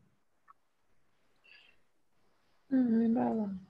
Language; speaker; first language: Chinese; non-native, fluent; Russian